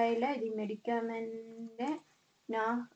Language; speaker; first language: German; non-native, learner; Malayalam